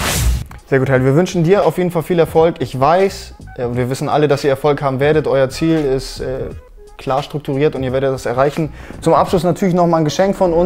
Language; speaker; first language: German; native; German